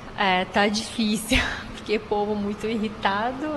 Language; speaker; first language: Portuguese; non-native, fluent; Ukrainian